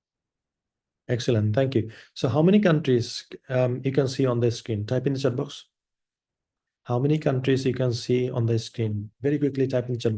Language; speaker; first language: English; non-native, local second language; Bangla